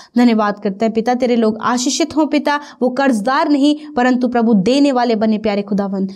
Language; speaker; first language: Hindi; native; Hindi